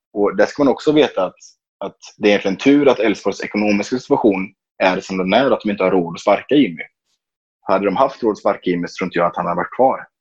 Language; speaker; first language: Swedish; native; Swedish